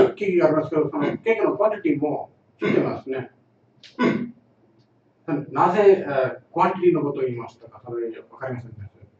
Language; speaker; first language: Japanese; non-native, learner; Tamil